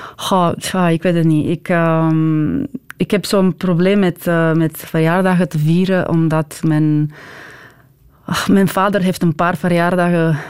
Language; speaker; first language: Dutch; non-native, fluent; Romanian